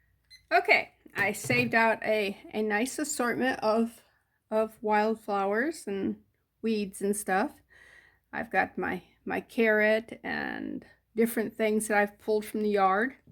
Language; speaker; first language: English; native; English